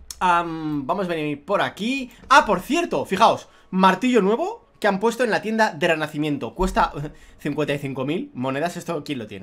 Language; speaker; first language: Spanish; native; Spanish